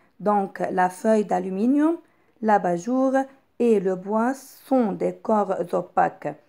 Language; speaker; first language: French; non-native, local second language; Arabic